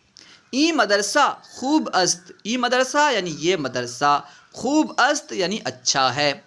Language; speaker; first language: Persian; non-native, fluent; Urdu